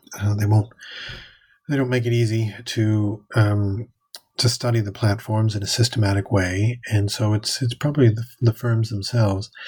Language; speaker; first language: English; native; English